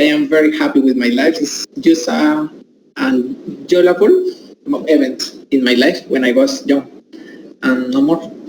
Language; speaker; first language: English; non-native, learner; Spanish